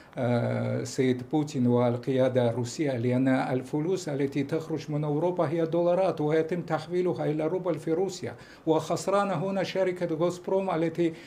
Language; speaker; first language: Arabic; non-native, fluent; Russian